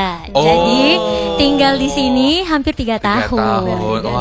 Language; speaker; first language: Indonesian; non-native, fluent; Filipino